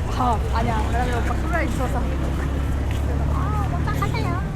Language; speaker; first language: Korean; non-native, learner; Thai